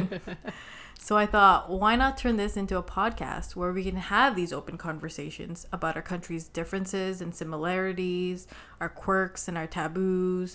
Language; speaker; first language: English; native; English